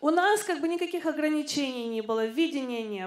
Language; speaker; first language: Russian; native; Russian